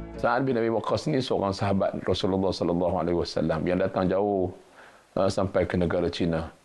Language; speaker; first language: Malay; native; Malay